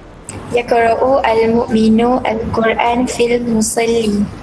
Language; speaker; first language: Arabic; non-native, learner; Malay